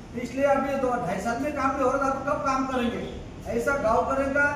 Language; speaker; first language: Hindi; non-native, local second language; Marathi